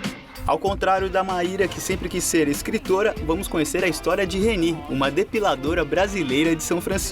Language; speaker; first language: Portuguese; native; Portuguese